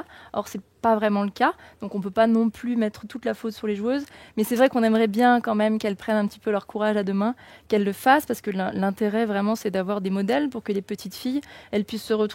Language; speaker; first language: French; native; French